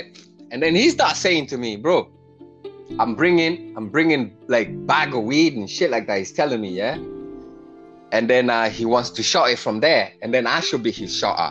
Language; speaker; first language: English; native; English